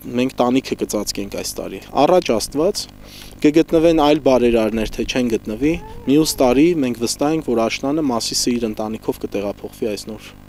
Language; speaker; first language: Armenian; native; Armenian